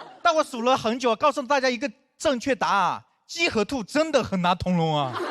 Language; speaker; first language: Chinese; non-native, local second language; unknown